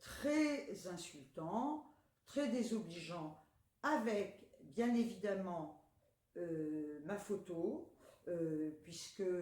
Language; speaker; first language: French; native; French